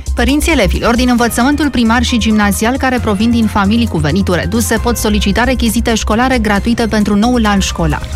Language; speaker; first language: Romanian; native; Romanian